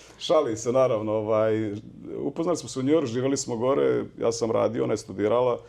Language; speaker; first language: Serbian; native; Serbian